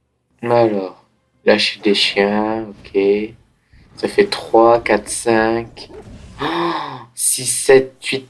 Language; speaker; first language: French; native; French